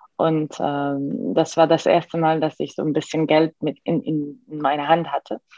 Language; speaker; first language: German; non-native, fluent; Arabic